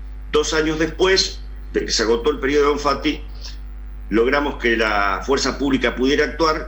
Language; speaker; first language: Spanish; native; Spanish